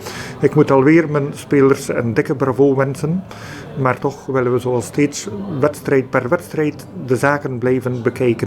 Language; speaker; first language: Dutch; native; Dutch